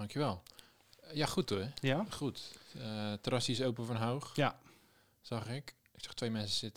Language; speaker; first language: Dutch; native; Dutch